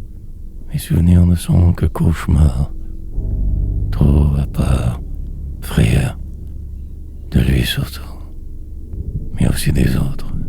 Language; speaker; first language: French; native; French